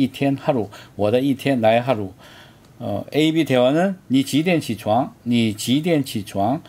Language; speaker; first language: Chinese; non-native, learner; Korean